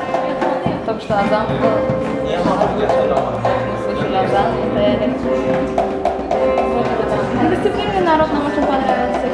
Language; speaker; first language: Russian; non-native, fluent; Azerbaijani